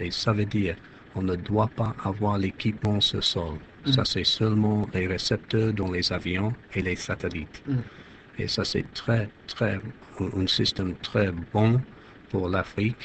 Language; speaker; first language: French; non-native, fluent; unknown